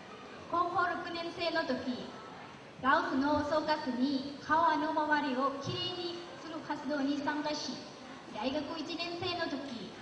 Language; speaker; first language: Japanese; non-native, learner; Lao